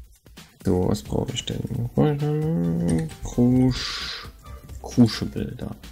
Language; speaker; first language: German; native; German